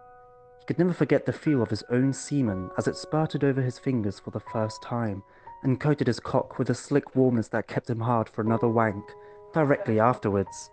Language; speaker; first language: English; native; English